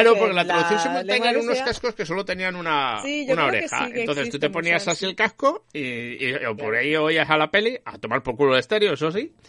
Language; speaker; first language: Spanish; native; Spanish